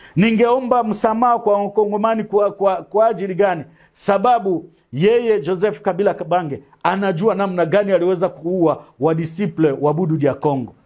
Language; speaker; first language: Swahili; native; Swahili